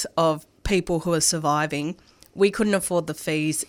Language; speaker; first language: English; non-native, local second language; Arabic